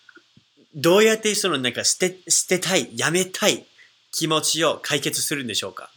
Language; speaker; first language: Japanese; non-native, fluent; English